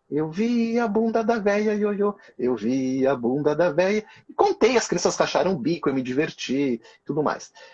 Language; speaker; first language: Portuguese; early bilingual, other home language; Hebrew